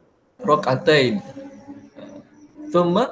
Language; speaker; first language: Arabic; non-native, fluent; Malay